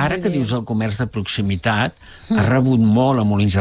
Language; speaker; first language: Catalan; native; Catalan